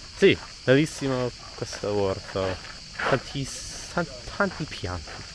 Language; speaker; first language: Italian; non-native, fluent; English